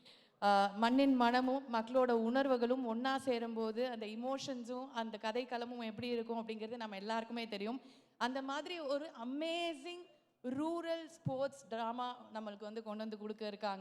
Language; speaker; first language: Tamil; native; Tamil